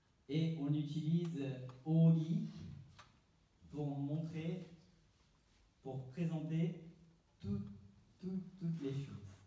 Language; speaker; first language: French; non-native, fluent; Japanese